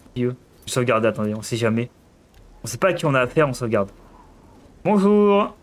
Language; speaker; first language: French; native; French